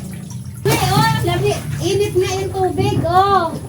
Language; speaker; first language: Filipino; native; Filipino